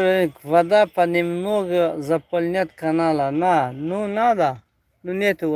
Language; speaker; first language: Russian; non-native, learner; Tajik